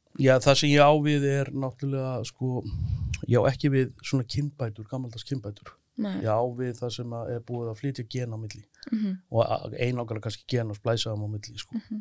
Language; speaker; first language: Icelandic; native; Icelandic